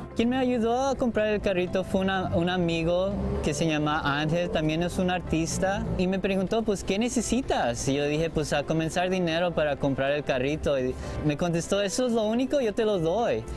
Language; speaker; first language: Spanish; early bilingual, heritage; Spanish